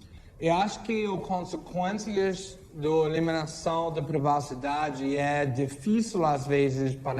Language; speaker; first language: Portuguese; non-native, fluent; English